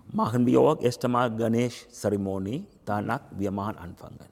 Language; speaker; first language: German; non-native, learner; Tamil